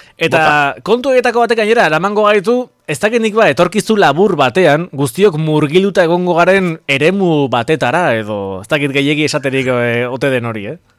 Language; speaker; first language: Basque; native; Basque